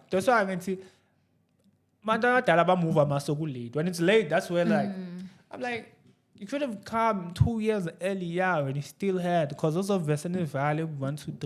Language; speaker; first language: English; non-native, local second language; Zulu